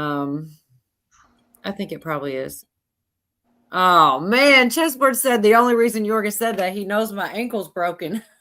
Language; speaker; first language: English; native; English